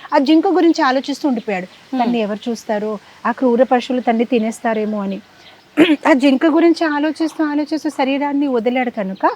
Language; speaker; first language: Telugu; non-native, fluent; Gujarati